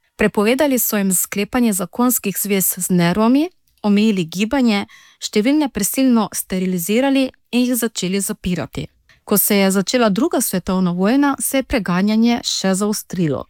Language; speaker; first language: Slovenian; non-native, local second language; Romany